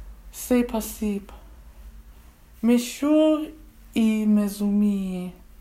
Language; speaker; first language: French; non-native, learner; English